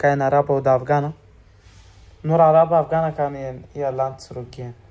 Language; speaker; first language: German; non-native, learner; Bulgarian